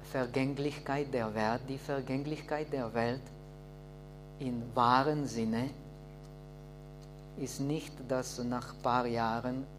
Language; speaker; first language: German; non-native, fluent; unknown